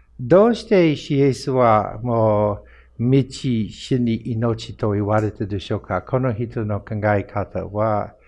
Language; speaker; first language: Japanese; non-native, fluent; English